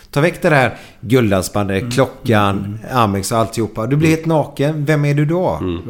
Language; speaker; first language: Swedish; native; Swedish